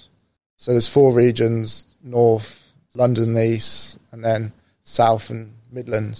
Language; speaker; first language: English; native; English